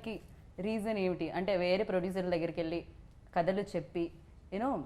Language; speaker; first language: Telugu; native; Telugu